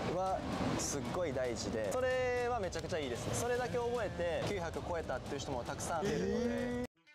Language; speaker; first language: Japanese; native; Japanese